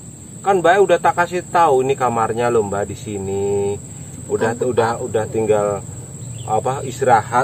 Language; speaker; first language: Indonesian; native; Indonesian